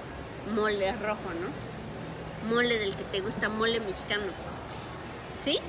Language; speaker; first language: Spanish; native; Spanish